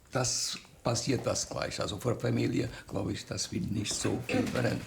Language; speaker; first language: German; non-native, fluent; Portuguese